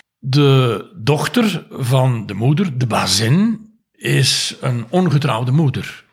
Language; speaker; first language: Dutch; native; Dutch